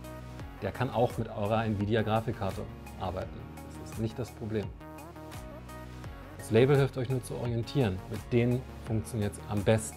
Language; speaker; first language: German; native; German